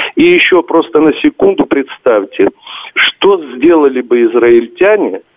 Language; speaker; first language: Russian; non-native, local second language; Georgian